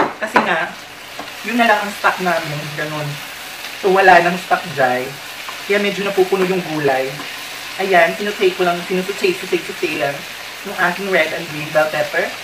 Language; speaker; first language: Filipino; non-native, local second language; Waray